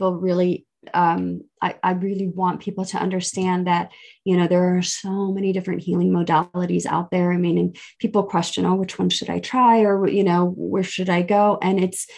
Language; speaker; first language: English; early bilingual, other home language; Filipino